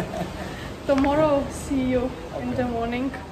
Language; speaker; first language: English; non-native, learner; Russian